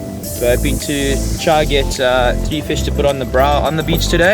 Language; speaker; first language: English; native; English